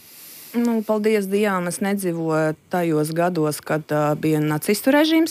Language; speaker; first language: Latvian; non-native, local second language; Russian